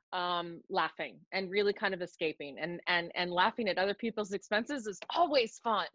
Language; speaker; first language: English; native; English